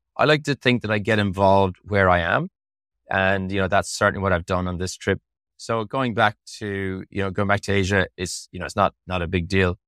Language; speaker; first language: English; native; English